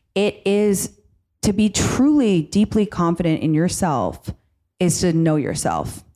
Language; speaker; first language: English; native; English